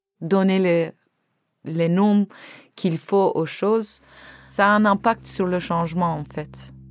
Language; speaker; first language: French; non-native, fluent; Turkish